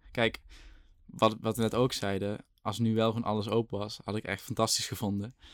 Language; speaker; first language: Dutch; native; Dutch